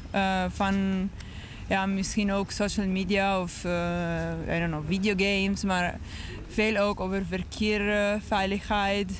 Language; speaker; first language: Dutch; non-native, learner; English